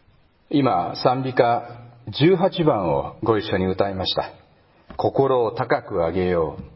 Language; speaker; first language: Japanese; native; Japanese